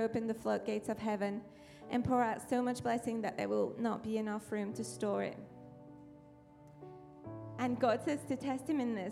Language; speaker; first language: English; non-native, fluent; French